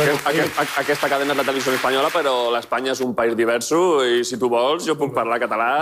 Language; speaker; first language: Catalan; non-native, local second language; Spanish